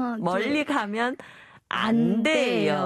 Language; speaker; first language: Korean; non-native, learner; Chinese